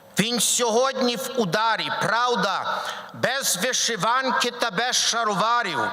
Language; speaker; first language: Ukrainian; early bilingual, heritage; Ukrainian